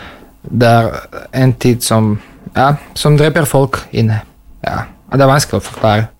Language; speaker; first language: Norwegian; non-native, learner; Serbian